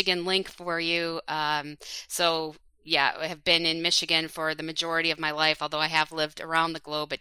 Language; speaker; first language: English; native; English